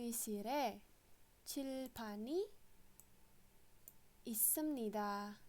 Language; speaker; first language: Korean; non-native, fluent; Indonesian